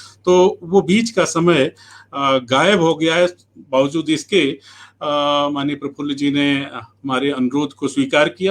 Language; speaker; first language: Hindi; native; Hindi